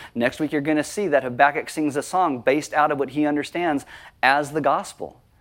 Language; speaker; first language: English; native; English